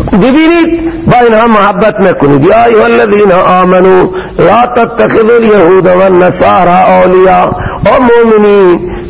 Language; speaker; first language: Persian; native; Persian